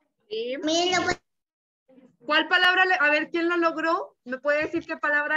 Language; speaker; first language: Spanish; native; Spanish